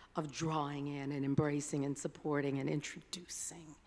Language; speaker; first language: English; native; English